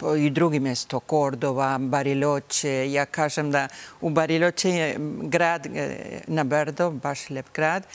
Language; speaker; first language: Bosnian; early bilingual, heritage; Bosnian